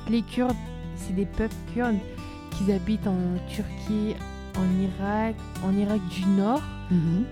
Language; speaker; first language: French; early bilingual, other home language; Turkish